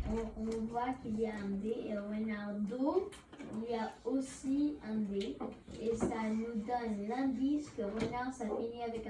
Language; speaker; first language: French; native; French